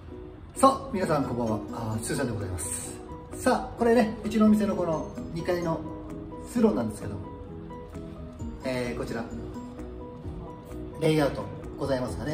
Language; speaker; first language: Japanese; native; Japanese